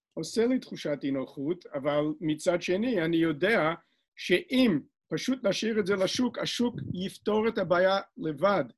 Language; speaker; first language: Hebrew; non-native, fluent; English